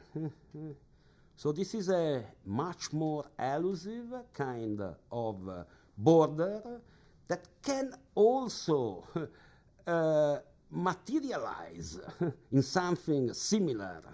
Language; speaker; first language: English; non-native, fluent; Italian